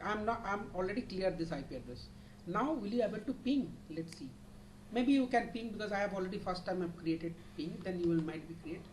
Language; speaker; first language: English; non-native, local second language; Bangla